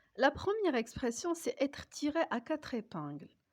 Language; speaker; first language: French; non-native, local second language; Arabic